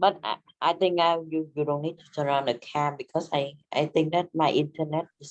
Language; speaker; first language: English; non-native, learner; Vietnamese